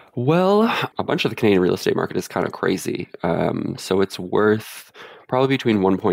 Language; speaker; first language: English; native; English